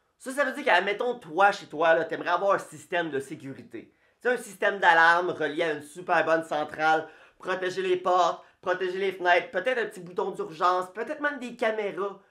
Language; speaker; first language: French; native; French